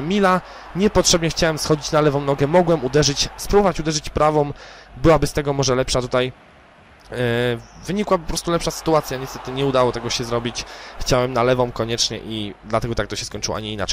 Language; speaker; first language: Polish; native; Polish